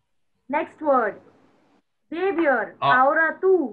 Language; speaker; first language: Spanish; non-native, fluent; Hindi